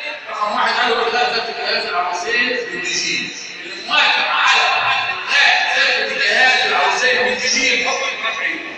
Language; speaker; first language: Arabic; native; Arabic